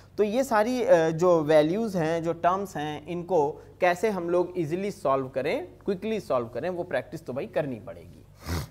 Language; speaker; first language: Hindi; native; Hindi